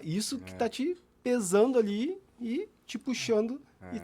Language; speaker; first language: Portuguese; native; Portuguese